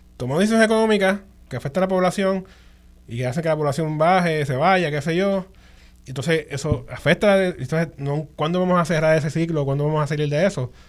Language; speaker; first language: Spanish; native; Spanish